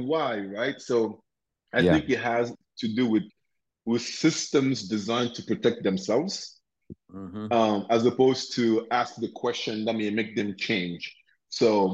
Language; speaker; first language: English; non-native, local second language; French